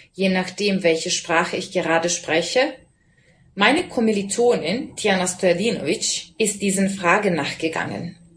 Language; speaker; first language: German; non-native, fluent; Serbian